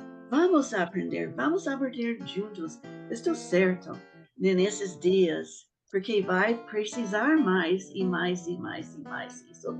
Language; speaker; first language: Portuguese; non-native, fluent; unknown